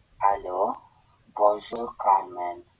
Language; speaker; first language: French; non-native, learner; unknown